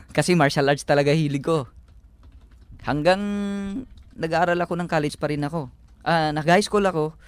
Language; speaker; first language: Filipino; native; Filipino